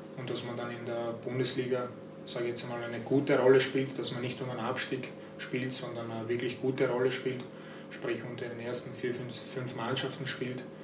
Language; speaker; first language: German; early bilingual, other home language; Croatian